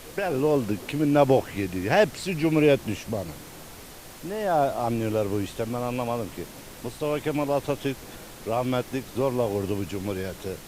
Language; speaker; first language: Turkish; native; Turkish